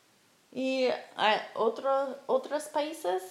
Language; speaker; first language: Spanish; non-native, fluent; English